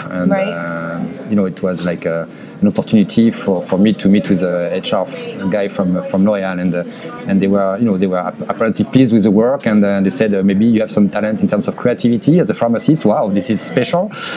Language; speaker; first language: English; non-native, fluent; French